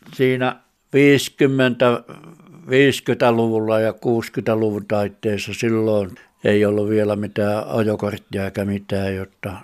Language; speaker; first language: Finnish; native; Finnish